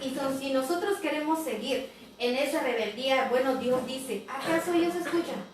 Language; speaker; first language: Spanish; native; Spanish